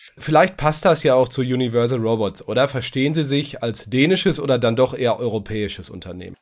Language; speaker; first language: German; native; German